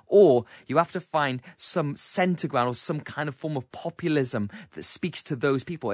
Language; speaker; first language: English; native; English